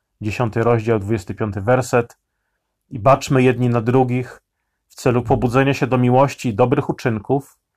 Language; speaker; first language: Polish; native; Polish